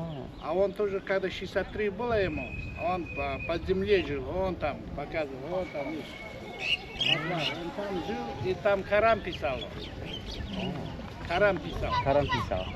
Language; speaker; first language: Russian; non-native, local second language; Kazakh